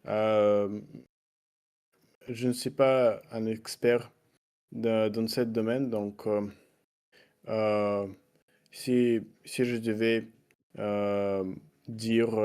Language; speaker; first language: French; non-native, learner; Russian